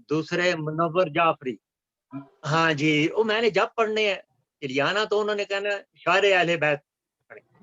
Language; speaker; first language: Urdu; non-native, local second language; Punjabi